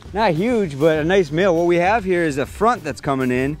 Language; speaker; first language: English; native; English